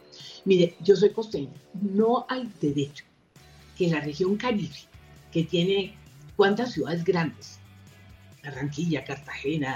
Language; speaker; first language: Spanish; native; Spanish